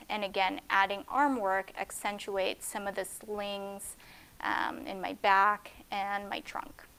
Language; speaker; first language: English; native; English